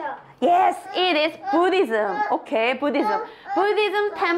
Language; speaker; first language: English; non-native, fluent; Korean